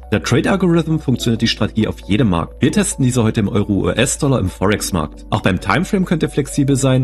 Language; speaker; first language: German; native; German